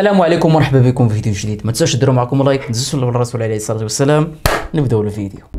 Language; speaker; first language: Arabic; native; Arabic